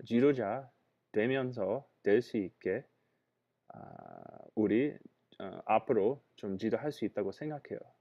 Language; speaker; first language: Korean; non-native, fluent; English